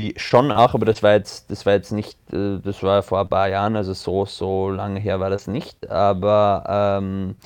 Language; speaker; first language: German; early bilingual, other home language; French